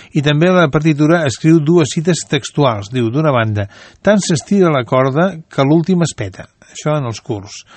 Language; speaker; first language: Catalan; native; Catalan